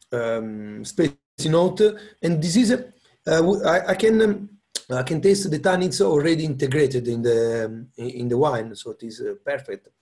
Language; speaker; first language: English; non-native, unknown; Italian